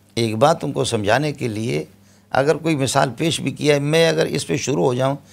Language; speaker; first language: Urdu; non-native, local second language; Brahui